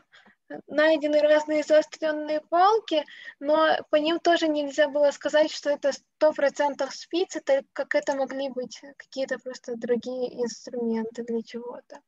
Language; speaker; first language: Russian; native; Russian